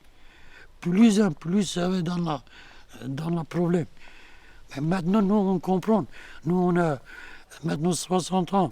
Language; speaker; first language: French; non-native, learner; Kurdish